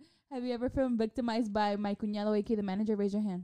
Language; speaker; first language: English; early bilingual, other home language; Spanish